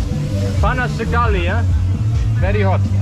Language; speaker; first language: Indonesian; non-native, learner; German